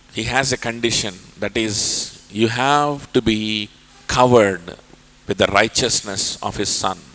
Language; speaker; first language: English; non-native, local second language; Telugu